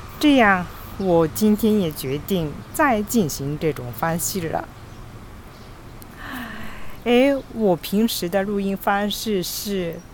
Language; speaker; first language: Chinese; non-native, fluent; Japanese